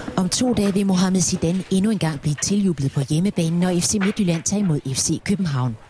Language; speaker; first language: Danish; native; Danish